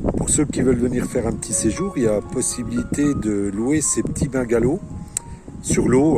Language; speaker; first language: French; native; French